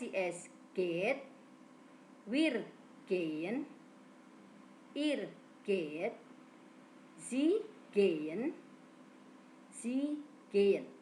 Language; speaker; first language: German; non-native, fluent; Indonesian